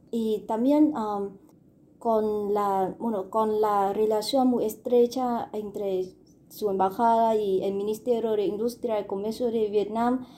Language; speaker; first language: Spanish; non-native, fluent; Vietnamese